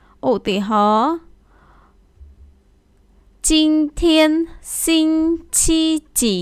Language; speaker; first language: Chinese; non-native, fluent; Khmer